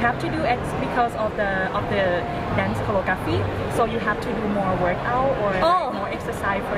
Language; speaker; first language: English; non-native, fluent; Thai